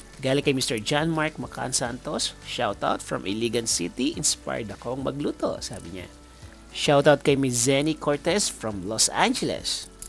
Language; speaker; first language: Filipino; non-native, local second language; Pampanga